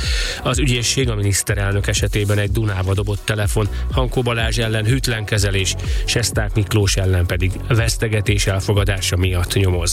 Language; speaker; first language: Hungarian; native; Hungarian